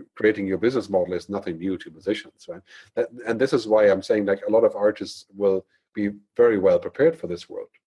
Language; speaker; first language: English; non-native, fluent; German